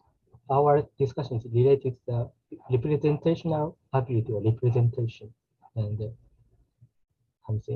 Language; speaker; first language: English; non-native, learner; Japanese